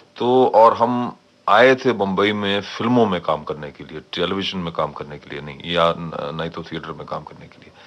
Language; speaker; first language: Hindi; non-native, local second language; English